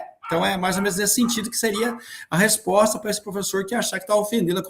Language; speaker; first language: Portuguese; native; Portuguese